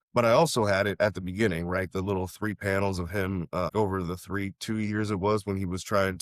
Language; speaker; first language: English; native; English